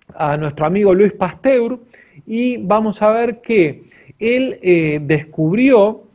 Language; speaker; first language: Spanish; native; Spanish